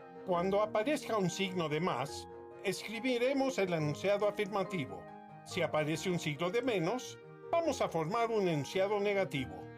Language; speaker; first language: Spanish; native; Spanish